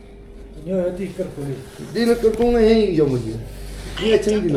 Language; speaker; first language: Chinese; non-native, local second language; Tibetan